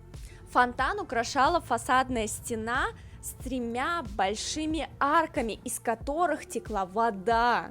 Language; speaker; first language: Russian; native; Russian